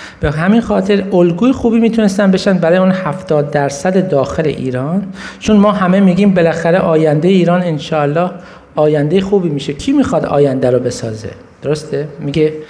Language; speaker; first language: Persian; native; Persian